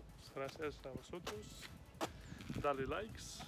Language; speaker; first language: Spanish; non-native, fluent; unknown